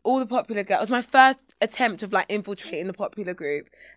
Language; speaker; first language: English; native; English